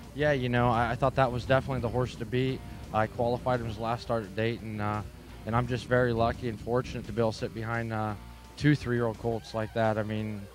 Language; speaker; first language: English; native; English